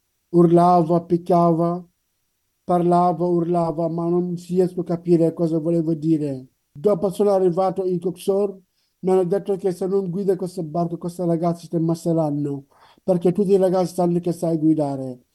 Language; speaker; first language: Italian; non-native, learner; Wolof